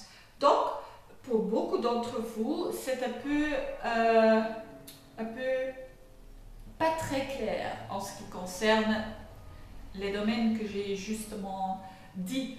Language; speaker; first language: French; non-native, fluent; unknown